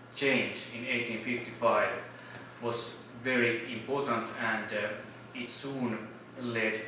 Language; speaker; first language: English; non-native, fluent; Finnish